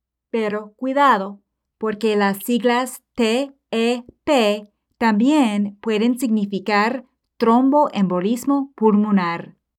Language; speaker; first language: Spanish; non-native, fluent; English